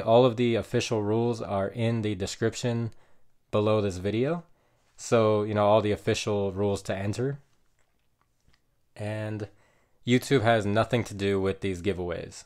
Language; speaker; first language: English; native; English